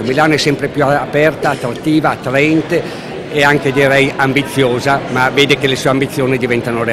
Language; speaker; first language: Italian; native; Italian